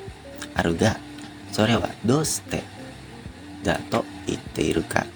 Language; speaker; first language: Japanese; non-native, learner; Indonesian